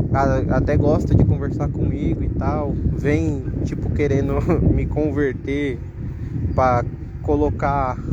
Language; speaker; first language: Portuguese; native; Portuguese